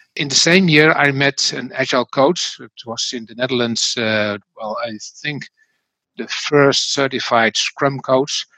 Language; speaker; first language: English; non-native, fluent; Dutch